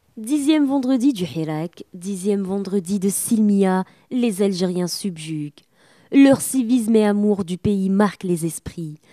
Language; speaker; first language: French; non-native, local second language; Arabic